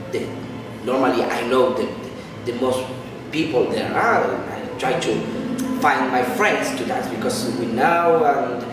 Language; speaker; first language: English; non-native, learner; Spanish